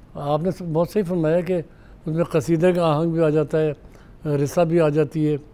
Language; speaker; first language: Urdu; native; Urdu